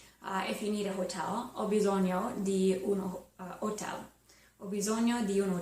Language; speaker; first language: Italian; non-native, fluent; English